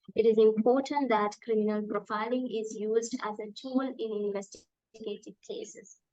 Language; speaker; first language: English; non-native, local second language; Sinhala